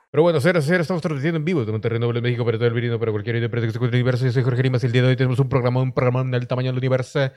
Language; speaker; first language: Spanish; native; Spanish